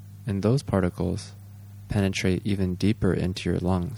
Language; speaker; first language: English; native; English